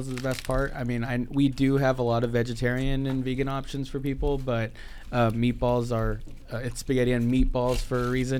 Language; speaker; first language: English; native; English